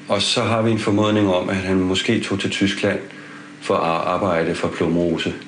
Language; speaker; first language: Danish; native; Danish